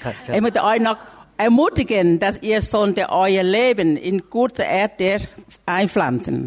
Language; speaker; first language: German; non-native, learner; Thai